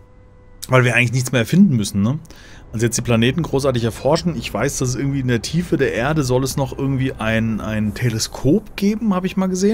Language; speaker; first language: German; native; German